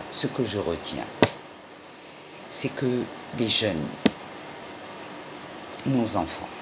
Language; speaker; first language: French; non-native, local second language; Arabic